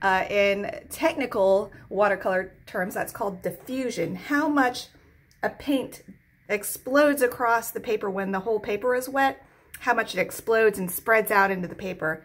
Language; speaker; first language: English; native; English